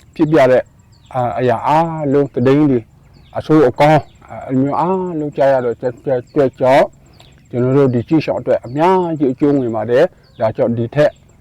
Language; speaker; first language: Burmese; non-native, local second language; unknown